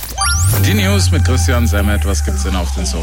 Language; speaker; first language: German; native; German